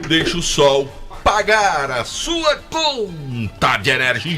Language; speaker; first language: Portuguese; native; Portuguese